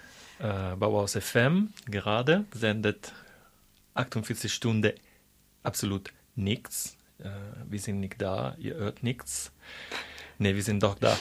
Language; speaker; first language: German; non-native, fluent; Italian